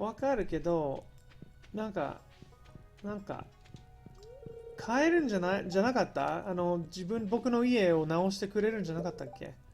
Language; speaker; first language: Japanese; non-native, fluent; English